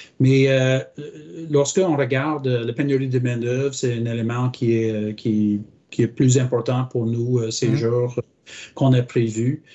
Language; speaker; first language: French; non-native, local second language; English